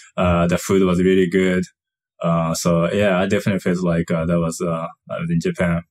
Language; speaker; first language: English; non-native, fluent; Japanese